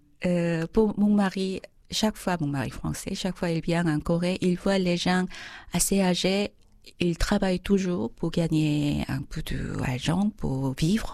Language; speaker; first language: French; non-native, fluent; Korean